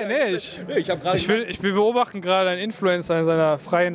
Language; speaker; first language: German; native; German